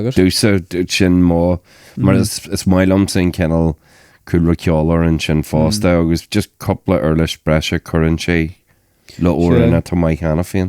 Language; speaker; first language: Irish; native; Irish